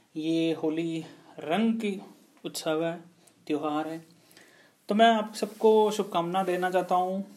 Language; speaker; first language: Hindi; non-native, local second language; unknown